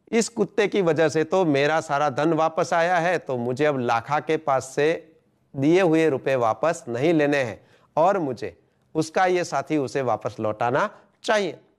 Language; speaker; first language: Hindi; non-native, local second language; Gujarati